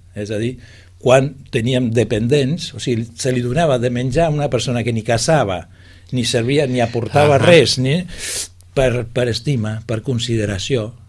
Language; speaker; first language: Catalan; native; Catalan